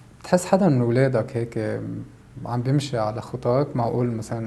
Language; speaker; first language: Arabic; native; Arabic